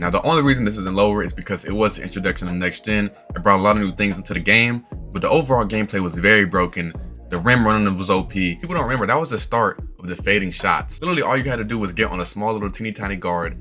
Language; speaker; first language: English; native; English